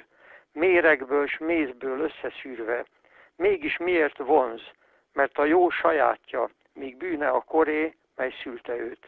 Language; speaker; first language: Hungarian; native; Hungarian